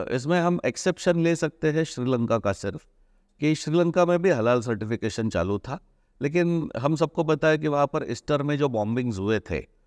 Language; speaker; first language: Hindi; non-native, local second language; Marathi